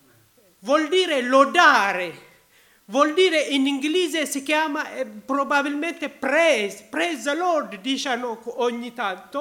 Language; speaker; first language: Italian; non-native, learner; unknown